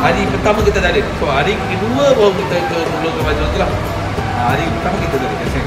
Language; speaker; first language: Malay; non-native, local second language; Tamil